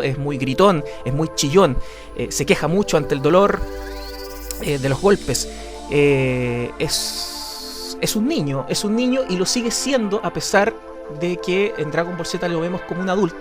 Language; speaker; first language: Spanish; native; Spanish